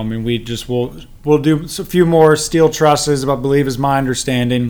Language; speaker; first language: English; native; English